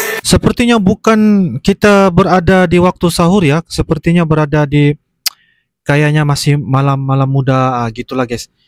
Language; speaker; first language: Malay; native; Malay